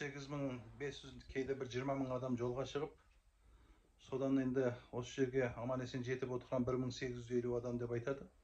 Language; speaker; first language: Kazakh; early bilingual, heritage; Kazakh